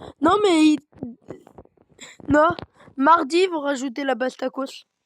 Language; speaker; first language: French; native; French